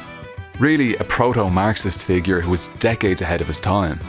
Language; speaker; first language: English; native; English